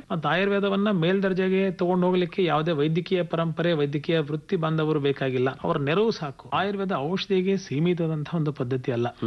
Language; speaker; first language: Kannada; native; Kannada